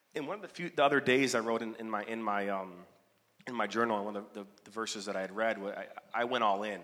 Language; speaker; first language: English; native; English